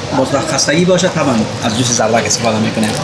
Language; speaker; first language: Persian; native; Persian